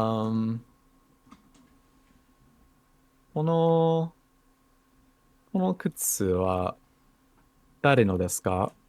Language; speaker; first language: Japanese; non-native, learner; English